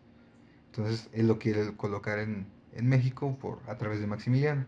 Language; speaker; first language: Spanish; native; Spanish